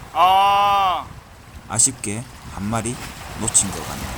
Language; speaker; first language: Korean; native; Korean